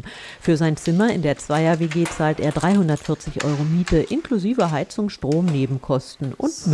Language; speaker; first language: German; native; German